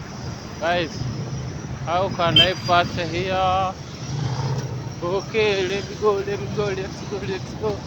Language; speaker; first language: English; non-native, learner; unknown